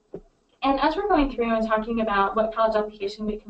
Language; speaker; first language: English; native; English